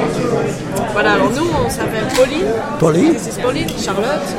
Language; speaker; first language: French; native; French